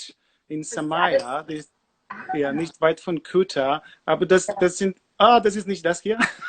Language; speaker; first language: German; non-native, learner; Polish